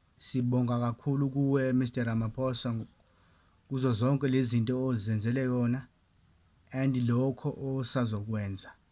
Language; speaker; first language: Zulu; native; Zulu